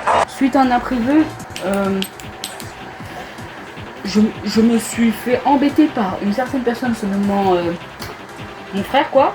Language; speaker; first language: French; native; French